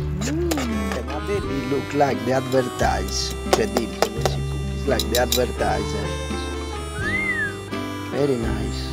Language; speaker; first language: English; non-native, learner; Italian